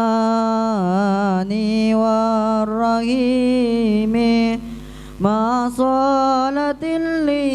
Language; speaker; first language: Arabic; non-native, learner; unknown